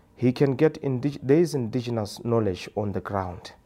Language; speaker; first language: English; non-native, local second language; Tswana